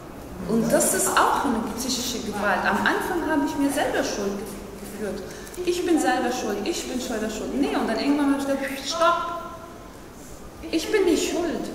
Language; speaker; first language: German; non-native, fluent; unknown